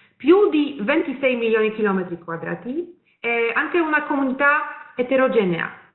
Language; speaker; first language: Italian; non-native, fluent; Polish